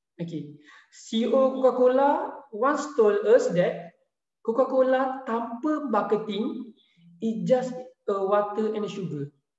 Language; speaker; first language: English; non-native, local second language; Malay